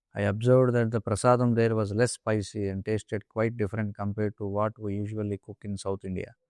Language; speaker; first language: English; non-native, local second language; Telugu